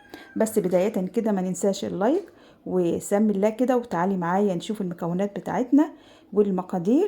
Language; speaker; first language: Arabic; native; Arabic